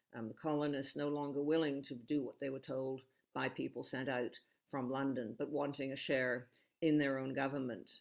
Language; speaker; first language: English; native; English